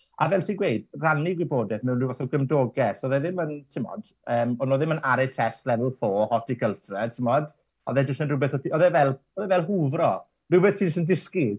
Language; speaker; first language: Welsh; native; Welsh